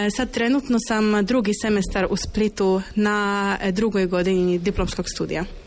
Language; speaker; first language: Croatian; non-native, fluent; Polish